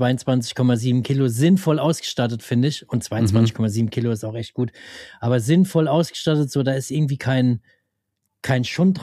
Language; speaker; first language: German; native; German